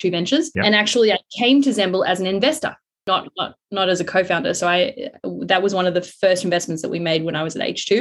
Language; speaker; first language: English; native; English